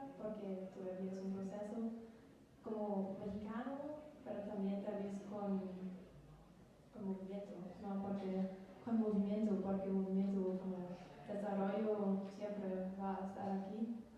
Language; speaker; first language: Spanish; non-native, learner; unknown